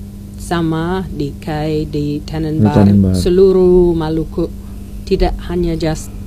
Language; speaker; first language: Indonesian; non-native, learner; English